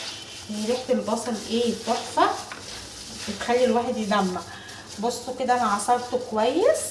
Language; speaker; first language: Arabic; native; Arabic